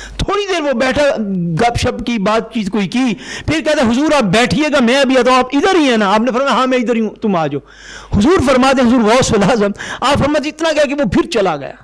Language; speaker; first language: Urdu; non-native, local second language; Punjabi